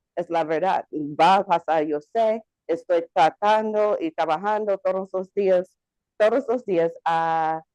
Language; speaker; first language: Spanish; non-native, learner; English